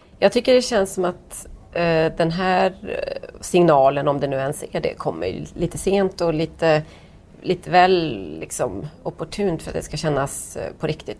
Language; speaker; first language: Swedish; native; Swedish